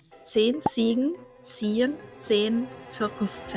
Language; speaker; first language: German; non-native, learner; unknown